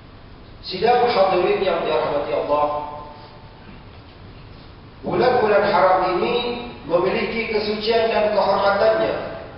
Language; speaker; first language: Malay; native; Malay